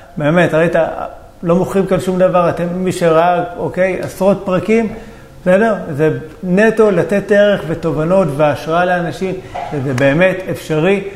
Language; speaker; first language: Hebrew; native; Hebrew